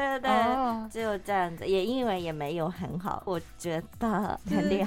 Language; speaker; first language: Chinese; non-native, fluent; Japanese